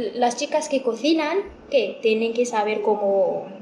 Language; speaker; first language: Spanish; non-native, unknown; Amharic